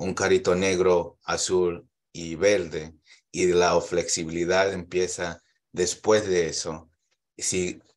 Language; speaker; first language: Spanish; early bilingual, heritage; Spanish